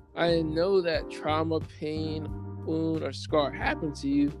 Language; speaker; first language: English; native; English